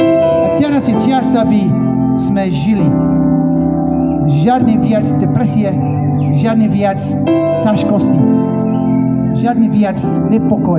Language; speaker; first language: Slovak; non-native, learner; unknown